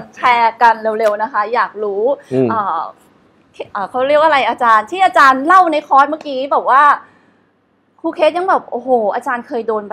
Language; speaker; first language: Thai; native; Thai